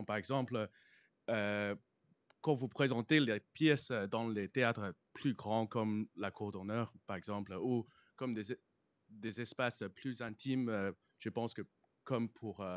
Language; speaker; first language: French; non-native, fluent; English